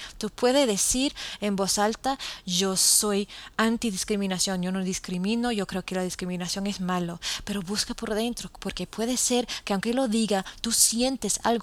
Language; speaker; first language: Spanish; non-native, fluent; English